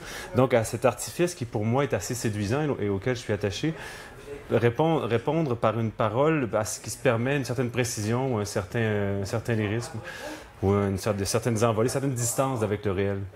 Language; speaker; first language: French; native; French